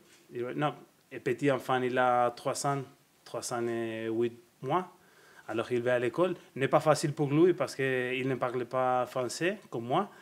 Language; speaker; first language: French; non-native, learner; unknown